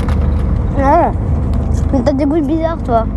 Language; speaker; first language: French; native; French